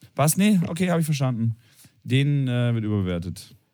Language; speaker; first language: German; native; German